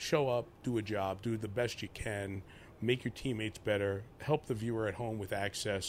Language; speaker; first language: English; native; English